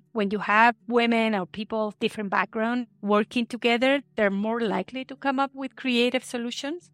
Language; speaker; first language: English; non-native, fluent; Spanish